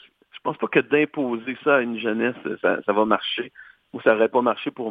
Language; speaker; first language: French; native; French